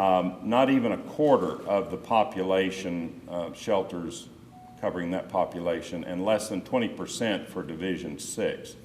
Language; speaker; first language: English; native; English